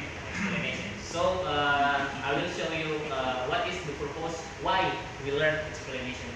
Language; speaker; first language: English; non-native, learner; Indonesian